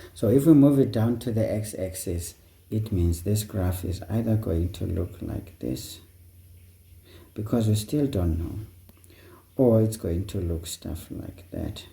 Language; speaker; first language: English; non-native, local second language; Xhosa